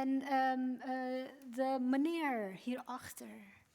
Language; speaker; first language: Dutch; non-native, fluent; Indonesian